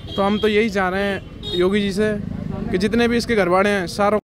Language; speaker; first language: Hindi; native; Hindi